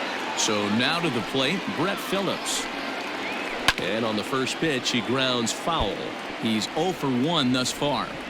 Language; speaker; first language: English; native; English